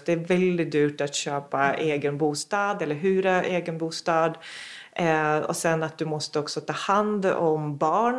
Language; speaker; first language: Swedish; non-native, fluent; Russian